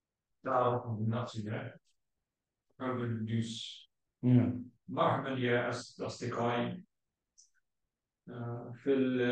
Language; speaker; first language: Arabic; non-native, learner; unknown